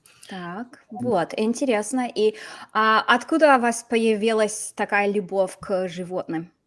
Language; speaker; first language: Russian; non-native, fluent; English